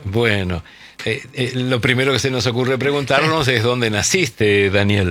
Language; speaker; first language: Spanish; native; Spanish